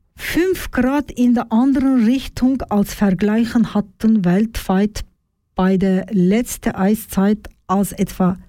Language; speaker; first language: German; non-native, learner; Turkish